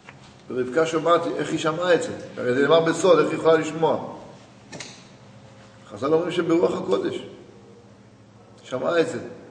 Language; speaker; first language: Hebrew; native; Hebrew